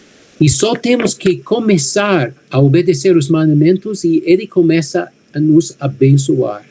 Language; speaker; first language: Portuguese; non-native, fluent; English